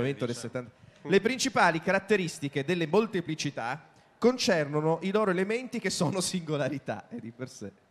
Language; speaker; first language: Italian; native; Italian